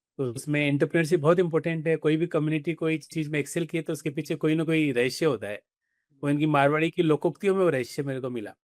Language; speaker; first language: Hindi; native; Hindi